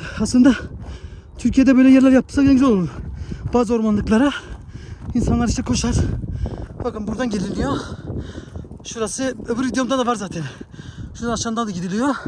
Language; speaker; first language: Turkish; early bilingual, heritage; Turkish